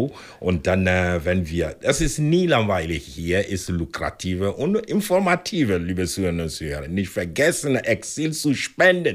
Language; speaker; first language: German; non-native, fluent; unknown